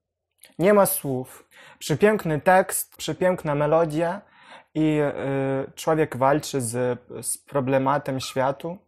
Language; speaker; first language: Polish; non-native, learner; Ukrainian